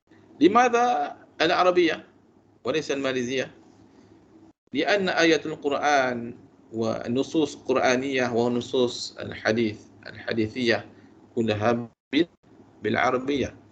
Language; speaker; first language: Arabic; non-native, fluent; Malay